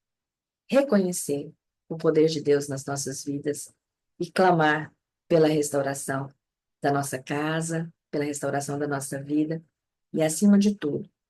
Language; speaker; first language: Portuguese; native; Portuguese